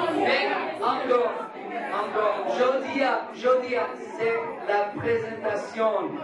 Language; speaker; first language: French; non-native, fluent; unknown